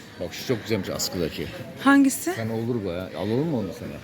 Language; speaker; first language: Turkish; native; Turkish